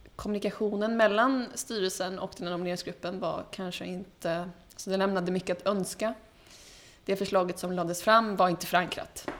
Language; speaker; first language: Swedish; early bilingual, heritage; Swedish